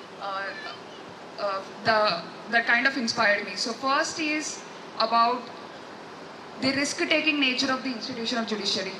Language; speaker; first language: English; non-native, local second language; Telugu